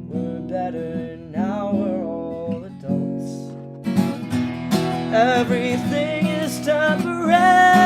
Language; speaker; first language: English; native; English